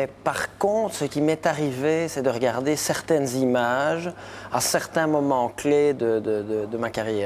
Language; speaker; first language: French; native; French